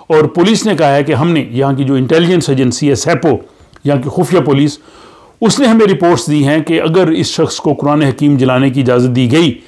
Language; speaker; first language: Urdu; native; Urdu